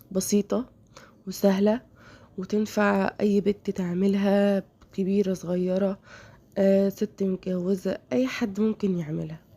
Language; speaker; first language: Arabic; native; Arabic